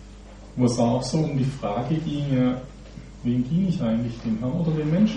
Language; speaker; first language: German; native; German